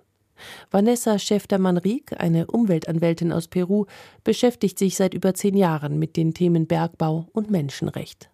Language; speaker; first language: German; native; German